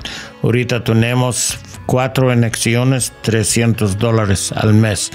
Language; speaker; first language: Spanish; non-native, learner; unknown